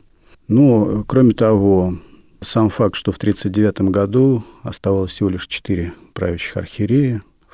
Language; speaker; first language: Russian; native; Russian